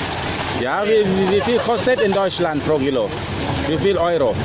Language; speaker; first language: German; non-native, learner; Thai